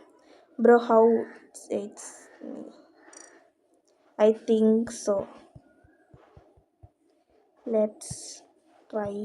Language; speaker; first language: English; non-native, local second language; Malayalam